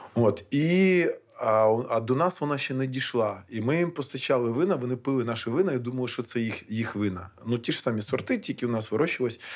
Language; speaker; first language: Ukrainian; non-native, local second language; Russian